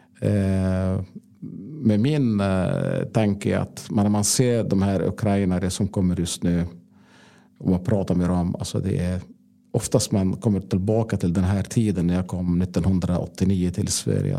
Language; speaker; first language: Swedish; non-native, fluent; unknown